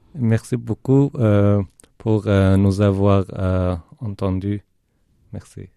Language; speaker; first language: French; non-native, fluent; Persian